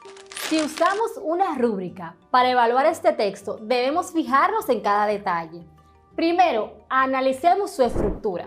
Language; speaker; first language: Spanish; native; Spanish